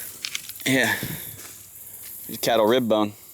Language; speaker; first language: English; native; English